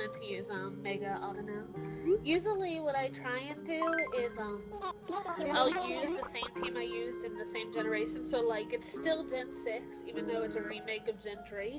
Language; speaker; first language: English; native; English